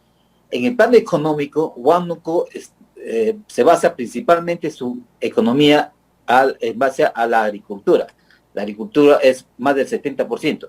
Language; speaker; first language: Spanish; native; Spanish